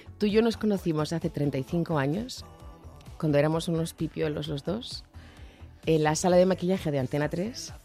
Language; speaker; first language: Spanish; native; Spanish